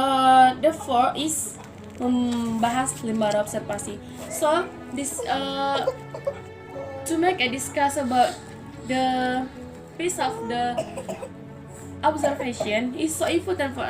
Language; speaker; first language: English; non-native, learner; Indonesian